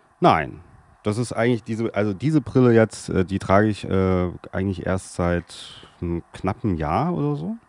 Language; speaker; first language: German; native; German